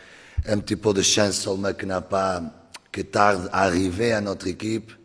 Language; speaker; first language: French; non-native, learner; Portuguese